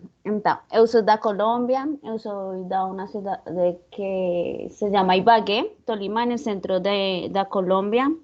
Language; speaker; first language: Portuguese; non-native, learner; Spanish